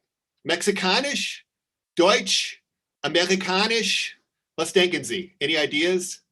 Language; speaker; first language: German; non-native, fluent; English